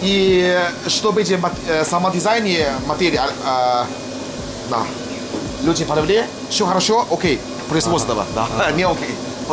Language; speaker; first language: Russian; non-native, learner; Chinese